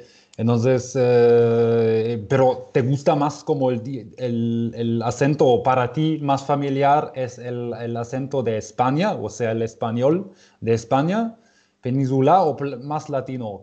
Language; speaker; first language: Spanish; non-native, fluent; German